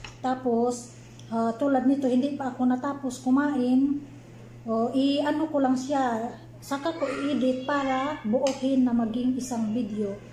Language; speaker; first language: Filipino; non-native, local second language; Cebuano